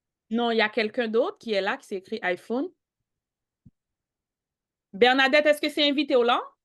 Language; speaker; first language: French; native; French